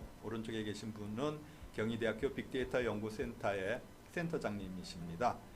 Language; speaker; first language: Korean; native; Korean